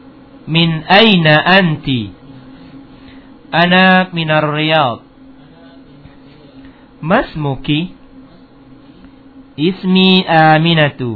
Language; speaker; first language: Arabic; non-native, fluent; Indonesian